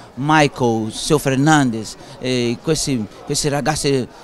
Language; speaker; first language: Italian; non-native, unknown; Spanish